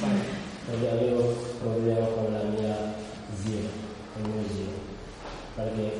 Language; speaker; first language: Italian; non-native, learner; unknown